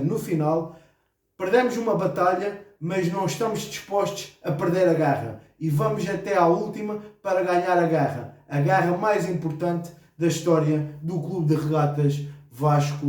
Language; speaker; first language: Portuguese; native; Portuguese